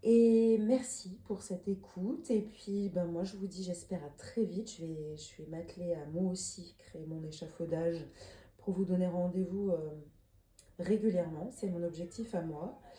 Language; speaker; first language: French; native; French